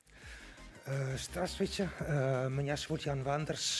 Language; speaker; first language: Russian; non-native, learner; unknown